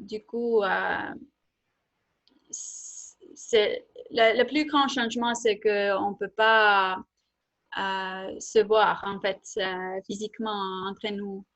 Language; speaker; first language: French; non-native, fluent; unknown